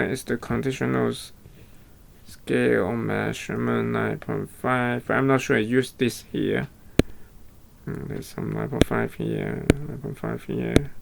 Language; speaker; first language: English; non-native, fluent; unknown